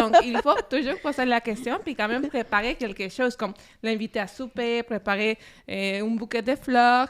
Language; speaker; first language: French; non-native, fluent; Spanish